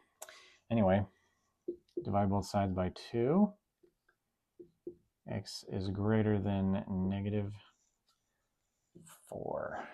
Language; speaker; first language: English; native; English